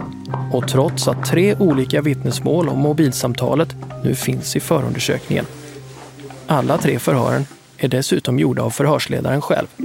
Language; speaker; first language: Swedish; native; Swedish